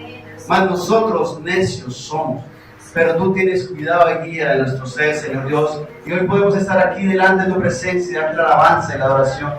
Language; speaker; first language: Spanish; native; Spanish